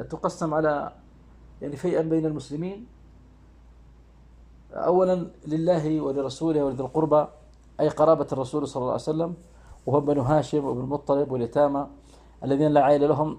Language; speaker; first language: Arabic; native; Arabic